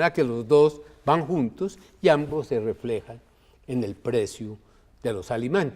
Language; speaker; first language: Spanish; native; Spanish